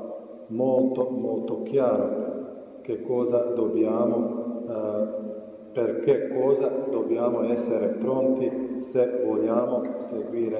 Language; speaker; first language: Italian; non-native, fluent; Croatian